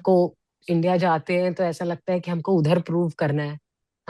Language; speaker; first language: Hindi; native; Hindi